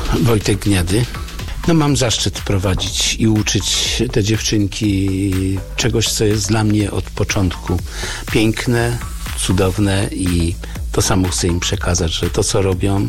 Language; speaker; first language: Polish; native; Polish